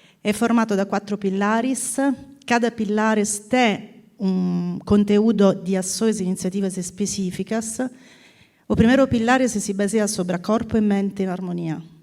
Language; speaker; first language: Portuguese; non-native, learner; Italian